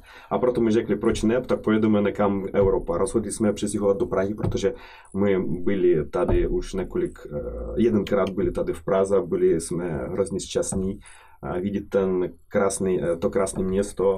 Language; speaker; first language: Czech; non-native, fluent; Russian